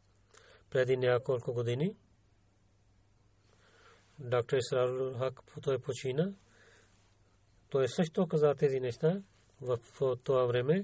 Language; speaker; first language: Bulgarian; non-native, learner; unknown